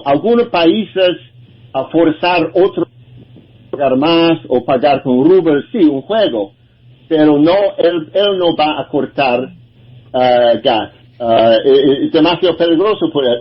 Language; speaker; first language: Spanish; non-native, learner; English